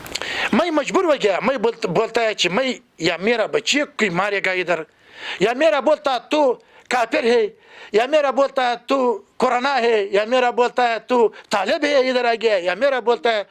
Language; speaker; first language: Hindi; non-native, learner; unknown